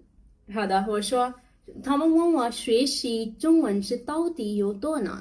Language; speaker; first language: Chinese; non-native, learner; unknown